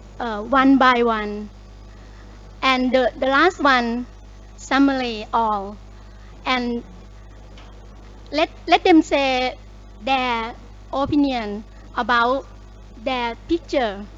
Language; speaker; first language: English; non-native, learner; Thai